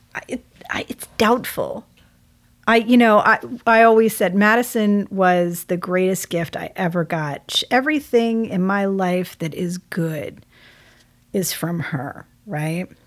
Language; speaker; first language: English; native; English